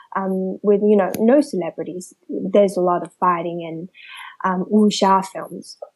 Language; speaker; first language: English; early bilingual, other home language; Chinese